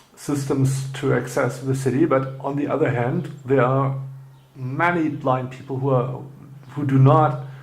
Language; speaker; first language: English; non-native, learner; German